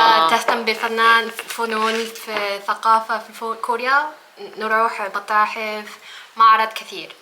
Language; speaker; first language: Arabic; non-native, learner; Korean